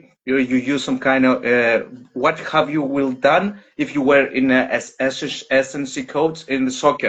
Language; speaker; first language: English; non-native, learner; Greek